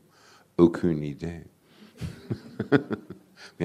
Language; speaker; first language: French; non-native, fluent; English